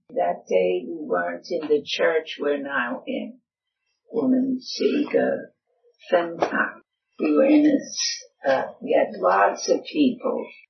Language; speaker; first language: English; early bilingual, other home language; Chinese